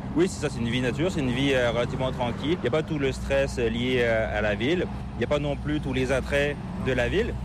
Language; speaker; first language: French; native; French